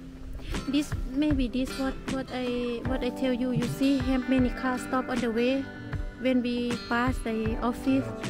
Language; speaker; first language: English; non-native, learner; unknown